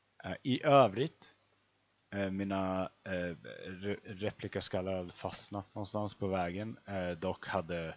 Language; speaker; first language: Swedish; native; Swedish